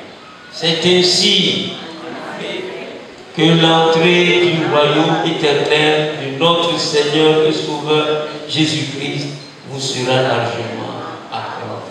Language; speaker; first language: French; non-native, local second language; Ewe